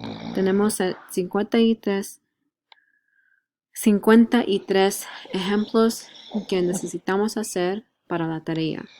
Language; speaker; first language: Spanish; non-native, learner; English